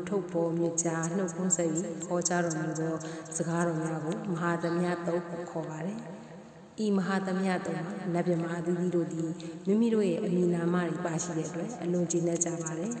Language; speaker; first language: Burmese; native; Burmese